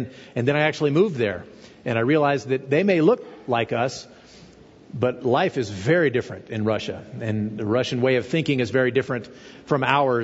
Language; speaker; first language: English; native; English